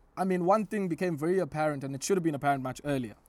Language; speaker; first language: English; non-native, local second language; Xhosa